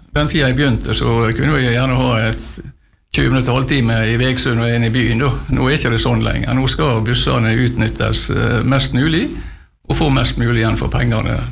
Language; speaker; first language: Norwegian; native; Norwegian